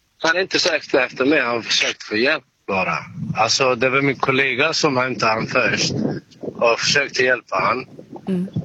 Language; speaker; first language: Swedish; non-native, learner; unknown